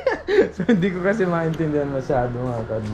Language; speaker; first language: Chinese; non-native, fluent; Filipino